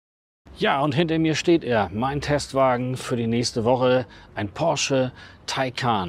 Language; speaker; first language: German; native; German